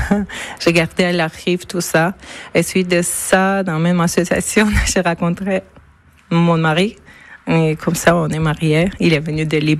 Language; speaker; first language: French; non-native, learner; Armenian